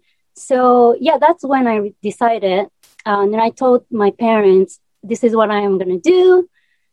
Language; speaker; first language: English; non-native, fluent; Japanese